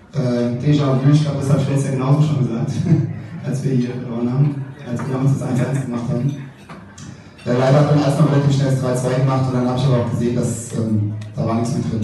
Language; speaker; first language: German; native; German